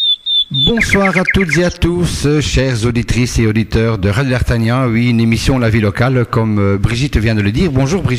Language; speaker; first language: French; native; French